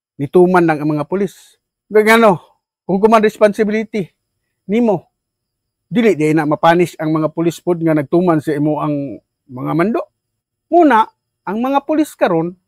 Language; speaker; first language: Cebuano; native; Cebuano